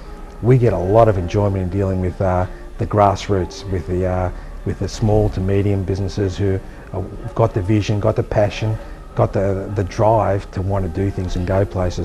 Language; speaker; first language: English; native; English